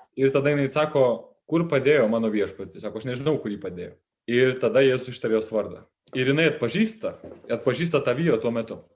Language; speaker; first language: Lithuanian; native; Lithuanian